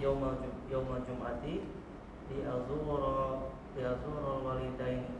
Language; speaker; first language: Arabic; non-native, learner; Indonesian